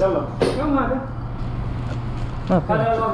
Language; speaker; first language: Arabic; non-native, learner; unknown